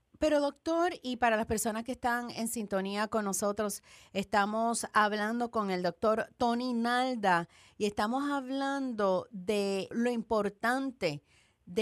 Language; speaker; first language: Spanish; native; Spanish